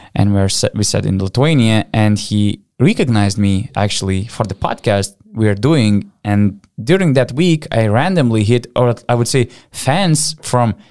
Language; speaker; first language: English; non-native, fluent; Lithuanian